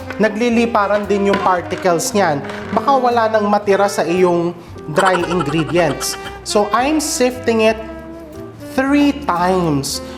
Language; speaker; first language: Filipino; native; Filipino